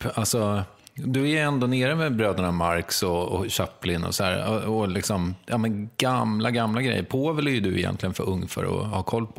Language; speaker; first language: Swedish; native; Swedish